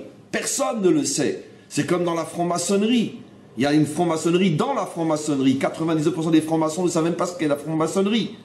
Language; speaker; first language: French; native; French